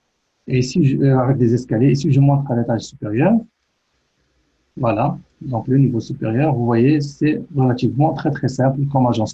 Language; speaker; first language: French; native; French